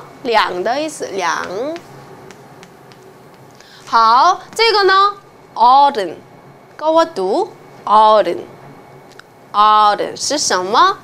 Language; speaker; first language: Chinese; non-native, fluent; Korean